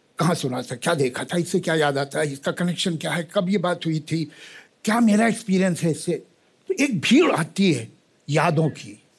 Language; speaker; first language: Hindi; native; Hindi